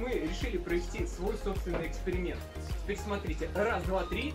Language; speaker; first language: Russian; native; Russian